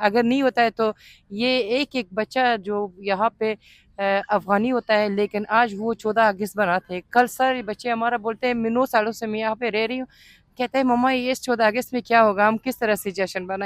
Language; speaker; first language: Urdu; non-native, fluent; Persian